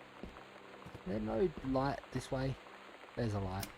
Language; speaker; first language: English; native; English